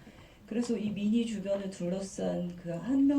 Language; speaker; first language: Korean; native; Korean